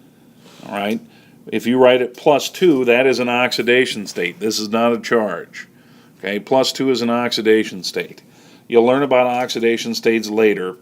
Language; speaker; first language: English; native; English